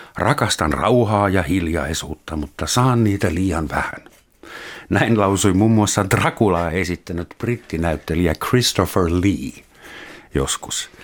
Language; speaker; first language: Finnish; non-native, fluent; German